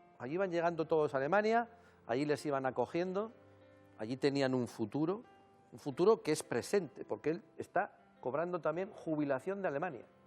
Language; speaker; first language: Spanish; native; Spanish